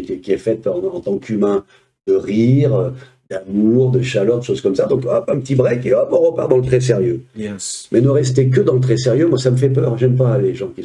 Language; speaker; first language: French; native; French